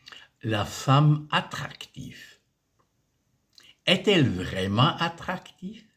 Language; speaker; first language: French; non-native, fluent; German